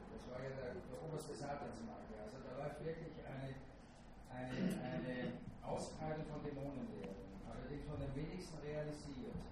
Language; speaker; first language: German; native; German